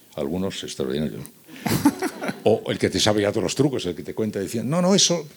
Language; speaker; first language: Spanish; native; Spanish